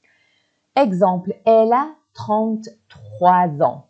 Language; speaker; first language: French; non-native, fluent; Persian